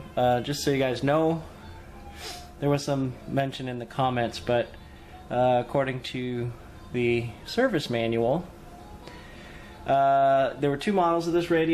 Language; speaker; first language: English; native; English